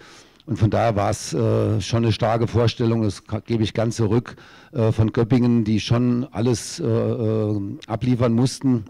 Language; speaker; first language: German; native; German